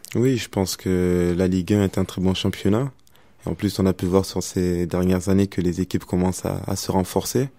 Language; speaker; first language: French; native; French